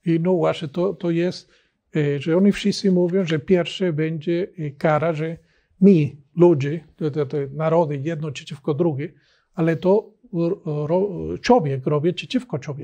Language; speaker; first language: Polish; non-native, learner; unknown